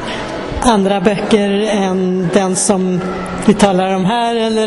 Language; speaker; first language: Swedish; native; Swedish